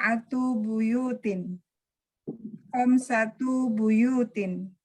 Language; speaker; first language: Arabic; non-native, learner; Indonesian